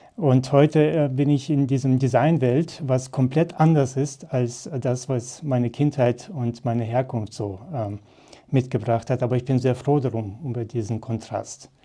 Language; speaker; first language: German; early bilingual, other home language; Russian